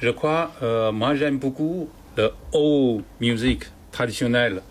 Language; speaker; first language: French; non-native, learner; Chinese